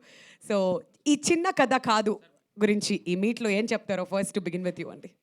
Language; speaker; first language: Telugu; native; Telugu